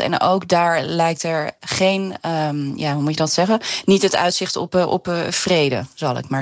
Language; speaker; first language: Dutch; native; Dutch